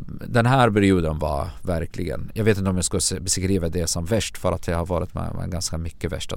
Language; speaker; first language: Swedish; non-native, fluent; Arabic